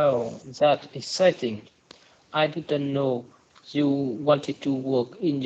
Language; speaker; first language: English; non-native, learner; Vietnamese